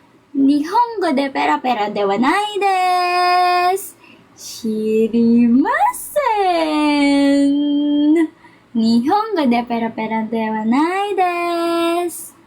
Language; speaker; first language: Japanese; non-native, learner; Filipino